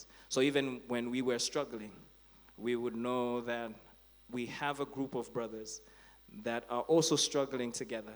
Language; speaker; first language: English; non-native, local second language; Nyanja